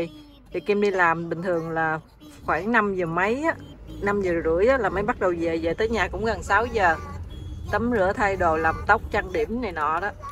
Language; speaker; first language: Vietnamese; native; Vietnamese